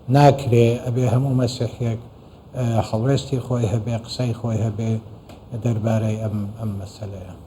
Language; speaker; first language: Central Kurdish; non-native, local second language; Assyrian Neo-Aramaic